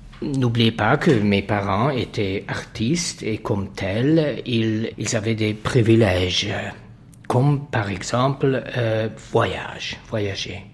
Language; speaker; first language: French; non-native, fluent; Hungarian